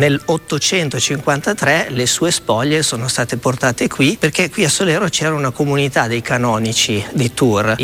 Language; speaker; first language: Italian; native; Italian